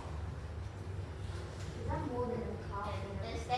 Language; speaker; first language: English; non-native, learner; Vietnamese